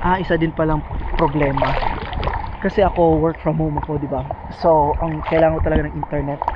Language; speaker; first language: Filipino; non-native, local second language; Cebuano